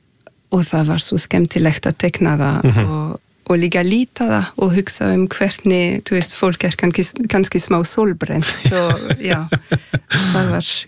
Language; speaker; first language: Icelandic; non-native, fluent; French